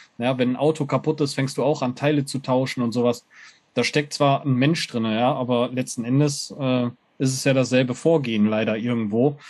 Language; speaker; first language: German; native; German